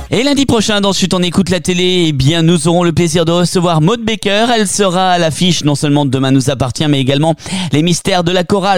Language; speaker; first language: French; native; French